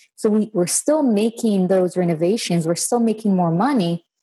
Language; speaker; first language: English; non-native, fluent; Hebrew